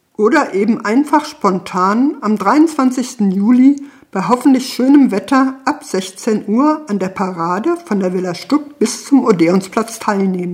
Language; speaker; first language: German; native; German